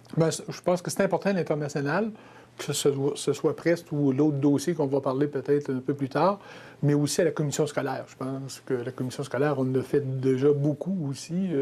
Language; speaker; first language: French; native; French